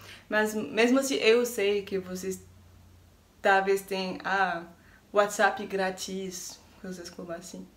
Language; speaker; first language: Portuguese; non-native, learner; French